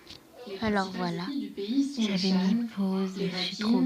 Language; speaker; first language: French; native; French